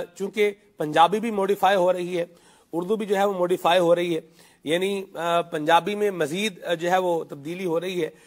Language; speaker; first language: Urdu; non-native, local second language; Punjabi